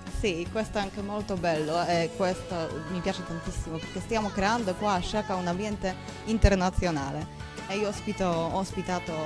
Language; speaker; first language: Italian; non-native, fluent; Polish